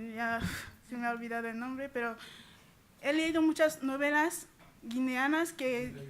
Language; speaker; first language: Spanish; non-native, fluent; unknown